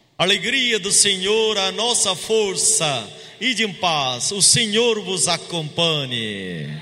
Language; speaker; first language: Portuguese; non-native, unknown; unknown